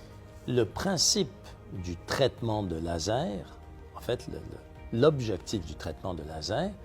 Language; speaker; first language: French; native; French